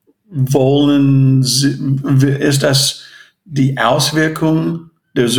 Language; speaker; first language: German; non-native, fluent; English